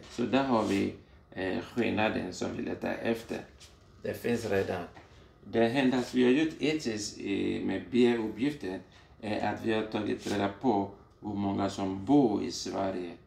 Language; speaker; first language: Swedish; non-native, fluent; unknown